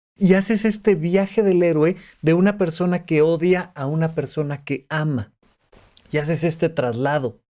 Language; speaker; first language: Spanish; native; Spanish